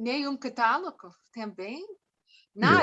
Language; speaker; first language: Portuguese; non-native, learner; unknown